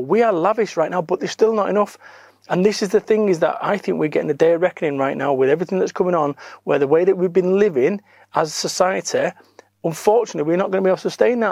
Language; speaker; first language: English; native; English